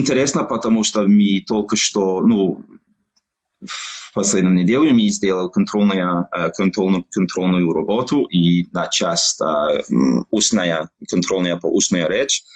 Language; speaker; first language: Russian; non-native, learner; English